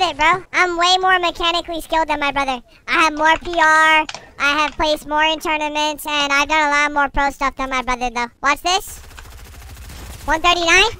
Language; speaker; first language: English; native; English